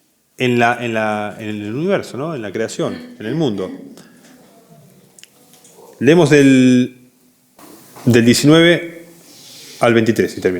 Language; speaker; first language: Spanish; native; Spanish